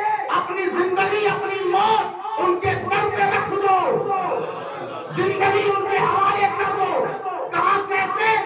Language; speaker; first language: Urdu; native; Urdu